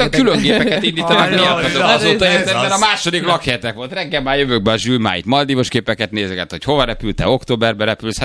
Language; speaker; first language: Hungarian; native; Hungarian